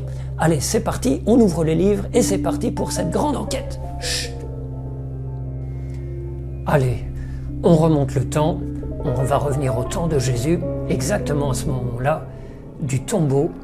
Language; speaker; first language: French; native; French